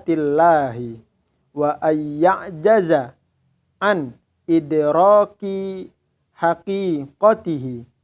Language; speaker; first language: Arabic; non-native, fluent; Indonesian